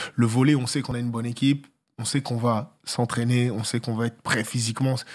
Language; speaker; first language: French; native; French